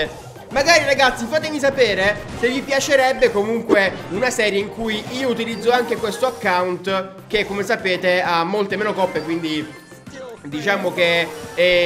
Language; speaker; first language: Italian; native; Italian